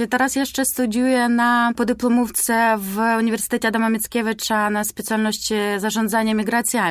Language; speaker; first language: Polish; non-native, learner; Ukrainian